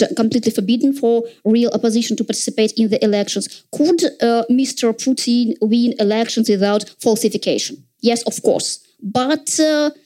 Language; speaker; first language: English; non-native, fluent; Russian